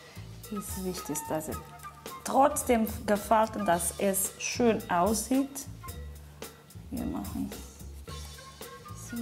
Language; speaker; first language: German; non-native, fluent; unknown